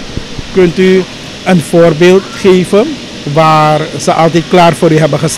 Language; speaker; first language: Dutch; native; Dutch